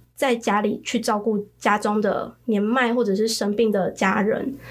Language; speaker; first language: Chinese; early bilingual, other home language; Khmer